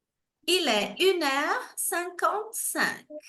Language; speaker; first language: French; non-native, fluent; Portuguese